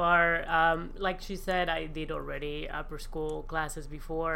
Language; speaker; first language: English; non-native, fluent; Spanish